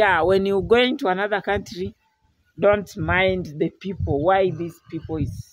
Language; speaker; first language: English; non-native, learner; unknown